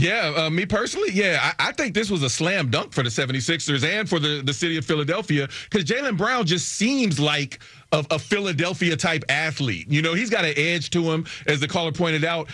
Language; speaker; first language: English; native; English